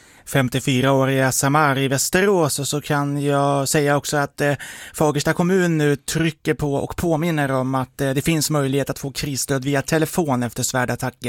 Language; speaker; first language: Swedish; native; Swedish